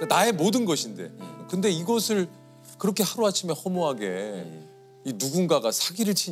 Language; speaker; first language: Korean; native; Korean